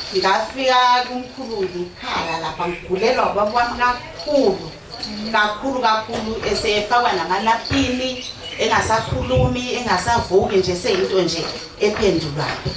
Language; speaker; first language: Zulu; native; Zulu